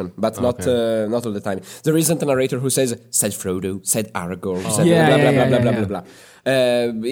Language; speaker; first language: English; non-native, fluent; Italian